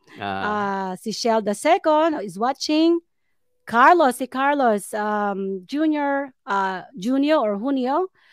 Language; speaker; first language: Filipino; non-native, local second language; Pangasinan